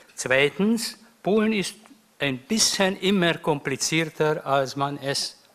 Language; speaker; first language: German; non-native, fluent; Hungarian